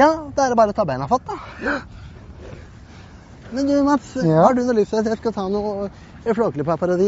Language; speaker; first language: Norwegian; native; Norwegian